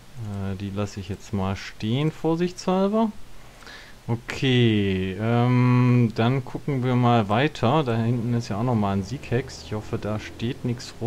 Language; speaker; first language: German; native; German